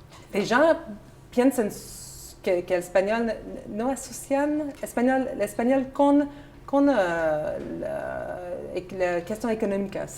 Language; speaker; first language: Spanish; non-native, learner; English